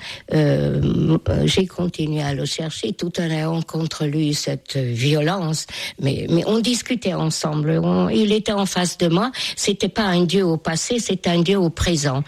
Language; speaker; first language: French; non-native, fluent; Hungarian